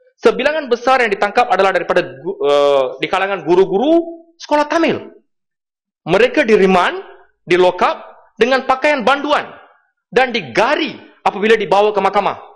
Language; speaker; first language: Malay; non-native, local second language; Tamil